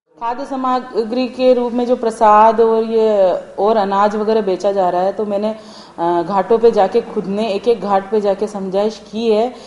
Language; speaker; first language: Hindi; native; Hindi